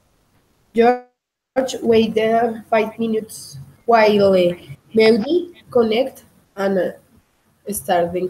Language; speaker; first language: English; non-native, learner; Spanish